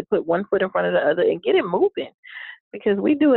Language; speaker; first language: English; native; English